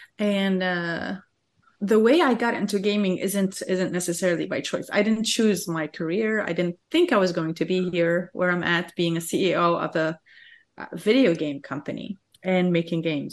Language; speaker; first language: English; non-native, fluent; Arabic